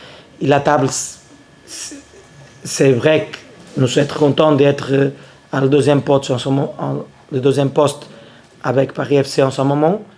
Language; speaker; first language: French; non-native, learner; Portuguese